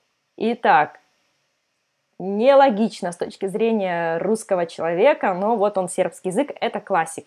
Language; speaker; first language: Russian; non-native, fluent; Serbian